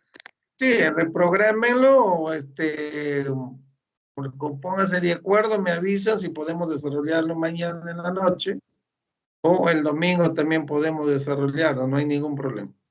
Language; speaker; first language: Spanish; native; Spanish